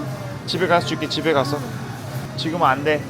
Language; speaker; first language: Korean; native; Korean